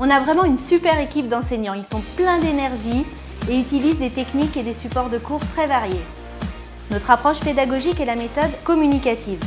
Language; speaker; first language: French; native; French